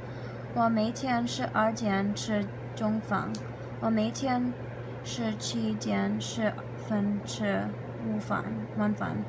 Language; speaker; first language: Chinese; non-native, learner; English